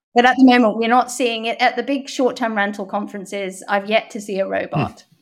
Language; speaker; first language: English; native; English